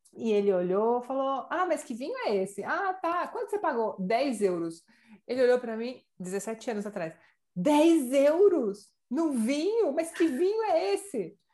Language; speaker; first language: Portuguese; native; Portuguese